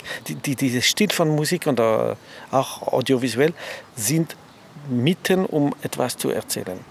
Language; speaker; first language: German; non-native, fluent; French